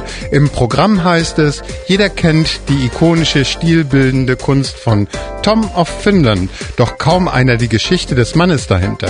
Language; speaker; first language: German; native; German